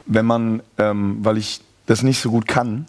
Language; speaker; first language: German; native; German